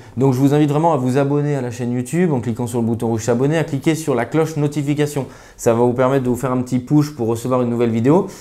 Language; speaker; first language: French; native; French